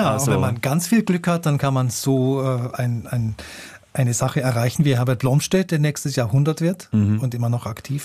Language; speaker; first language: German; native; German